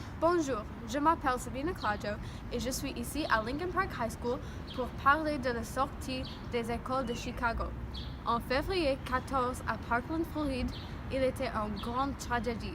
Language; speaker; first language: French; non-native, learner; English